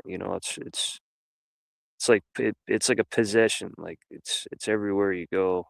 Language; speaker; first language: English; native; English